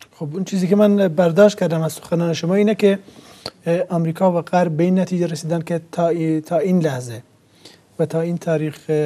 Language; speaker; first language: Persian; non-native, local second language; Central Kurdish